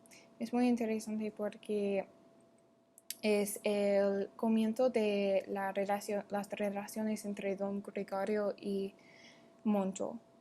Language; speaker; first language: Spanish; non-native, learner; English